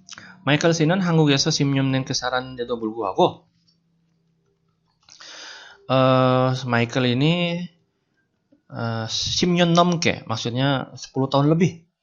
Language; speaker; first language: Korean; non-native, fluent; Indonesian